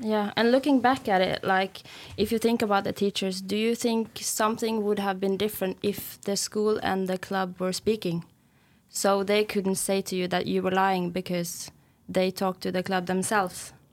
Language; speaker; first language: English; non-native, fluent; Norwegian